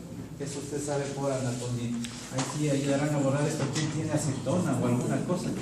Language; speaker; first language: Spanish; native; Spanish